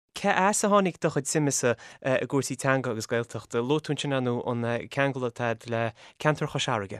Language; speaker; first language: Irish; native; Irish